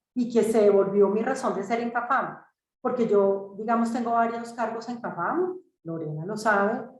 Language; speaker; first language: Spanish; native; Spanish